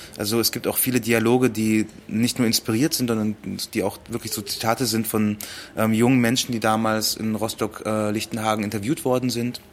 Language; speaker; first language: German; early bilingual, other home language; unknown